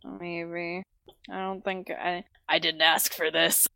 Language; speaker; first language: English; native; English